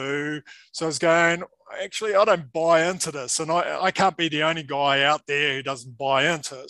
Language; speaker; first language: English; native; English